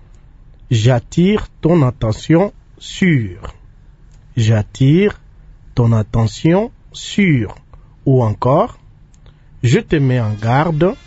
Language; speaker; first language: French; non-native, local second language; Lingala